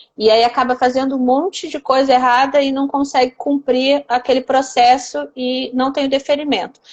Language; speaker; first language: Portuguese; native; Portuguese